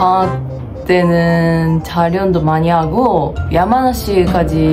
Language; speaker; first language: Korean; non-native, fluent; Japanese